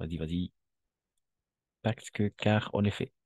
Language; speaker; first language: French; non-native, fluent; Spanish